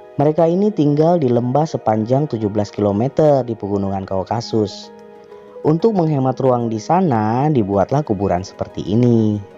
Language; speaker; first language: Indonesian; native; Indonesian